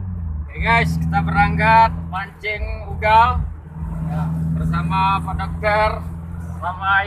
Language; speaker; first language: Indonesian; native; Indonesian